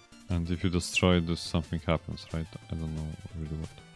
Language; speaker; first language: English; non-native, fluent; Polish